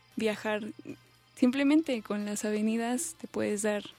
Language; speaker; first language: Spanish; native; Spanish